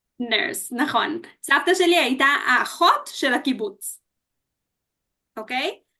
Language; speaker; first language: Hebrew; native; Hebrew